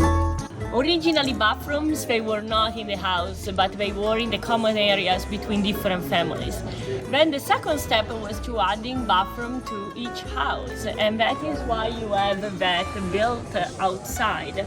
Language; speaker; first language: English; non-native, fluent; Italian